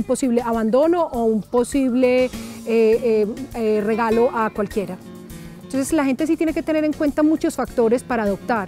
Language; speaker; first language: Spanish; native; Spanish